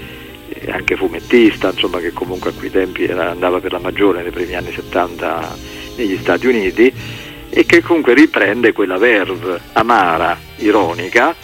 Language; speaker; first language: Italian; native; Italian